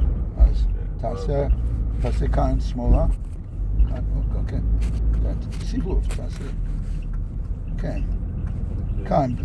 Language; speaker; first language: Hebrew; non-native, fluent; English